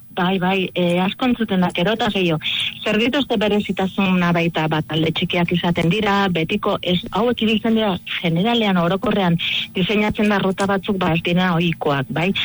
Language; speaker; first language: Basque; native; Basque